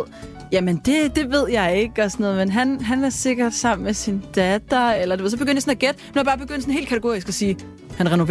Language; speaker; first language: Danish; native; Danish